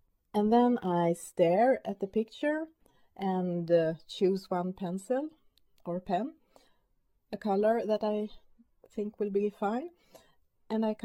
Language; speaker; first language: English; non-native, fluent; Swedish